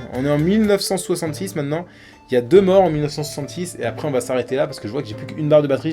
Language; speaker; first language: French; native; French